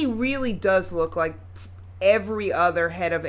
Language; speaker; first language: English; native; English